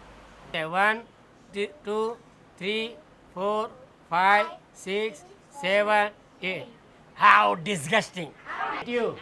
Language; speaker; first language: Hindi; native; Hindi